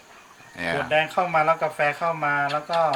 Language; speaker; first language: Thai; non-native, local second language; Hmong